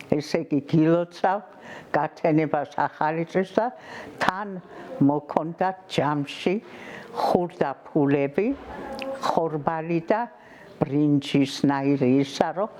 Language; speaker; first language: Georgian; non-native, local second language; Mingrelian